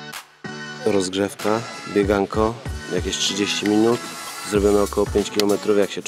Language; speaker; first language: Polish; native; Polish